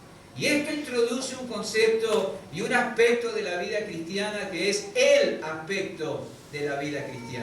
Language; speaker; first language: Spanish; native; Spanish